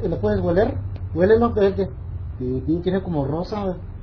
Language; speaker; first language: Spanish; early bilingual, other home language; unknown